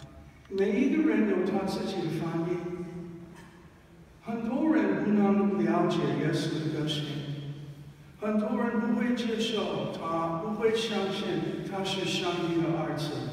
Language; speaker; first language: Chinese; non-native, fluent; English